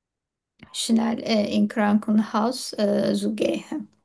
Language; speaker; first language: German; non-native, learner; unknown